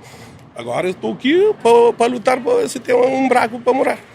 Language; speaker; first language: Portuguese; non-native, local second language; Kabuverdianu